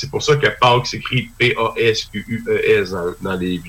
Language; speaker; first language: French; native; French